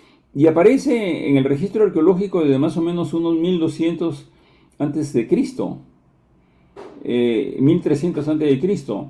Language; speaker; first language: Spanish; native; Spanish